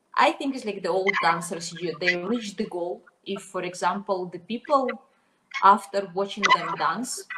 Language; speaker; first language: English; non-native, fluent; Russian